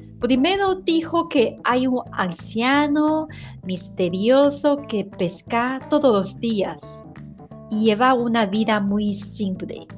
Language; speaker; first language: Spanish; non-native, learner; Chinese